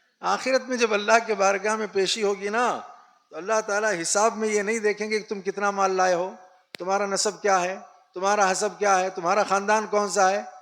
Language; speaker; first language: Urdu; native; Urdu